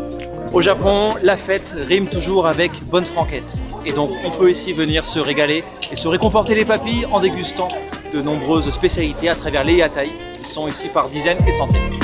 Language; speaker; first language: French; native; French